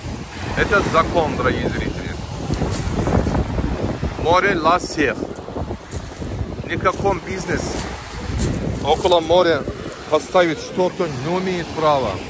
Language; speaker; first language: Russian; non-native, learner; Turkish